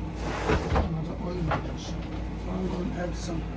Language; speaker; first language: English; non-native, learner; Tibetan